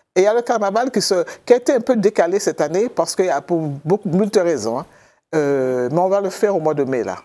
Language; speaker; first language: French; native; French